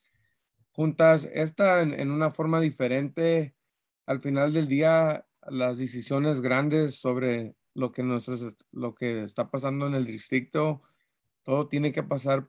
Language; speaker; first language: Spanish; early bilingual, heritage; Spanish